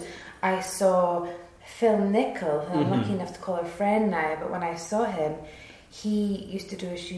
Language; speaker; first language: English; native; English